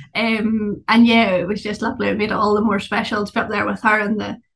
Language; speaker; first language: English; native; English